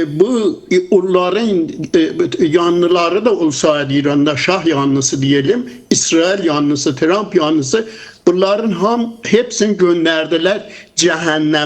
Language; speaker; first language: Turkish; non-native, fluent; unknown